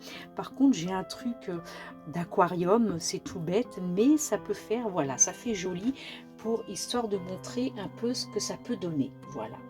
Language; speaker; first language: French; native; French